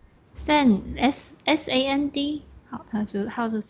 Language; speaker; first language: English; non-native, learner; Chinese